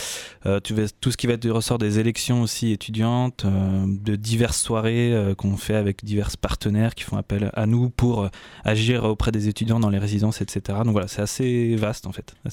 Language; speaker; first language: French; native; French